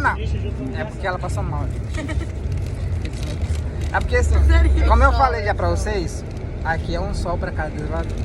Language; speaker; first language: Portuguese; native; Portuguese